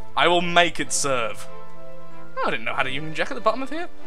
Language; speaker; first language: English; native; English